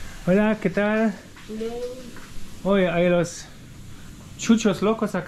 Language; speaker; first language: Spanish; non-native, learner; German